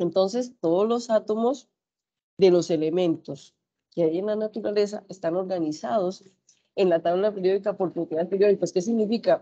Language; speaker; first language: Spanish; native; Spanish